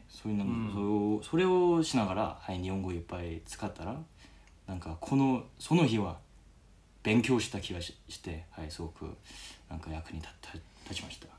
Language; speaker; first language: Japanese; non-native, fluent; Korean